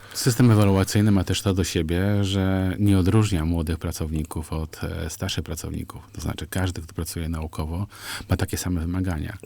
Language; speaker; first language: Polish; native; Polish